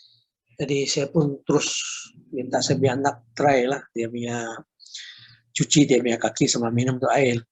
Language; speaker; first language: Indonesian; non-native, local second language; Chinese